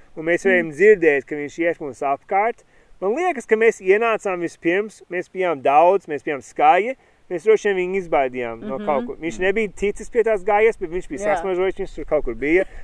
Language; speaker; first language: Latvian; early bilingual, heritage; Latvian